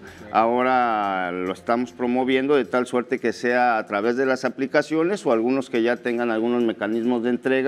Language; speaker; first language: Spanish; native; Spanish